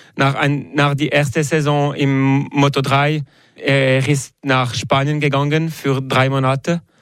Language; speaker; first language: German; non-native, local second language; French